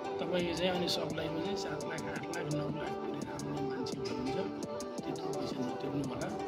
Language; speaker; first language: Nepali; native; Nepali